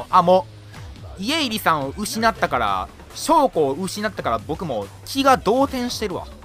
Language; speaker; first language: Japanese; native; Japanese